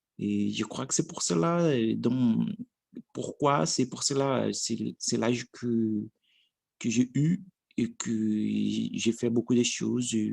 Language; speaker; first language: French; non-native, learner; Portuguese